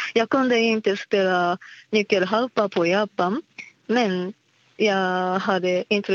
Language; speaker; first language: Swedish; non-native, learner; Japanese